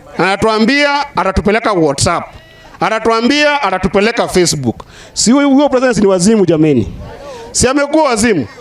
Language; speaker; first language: Swahili; non-native, local second language; Luo (Kenya and Tanzania)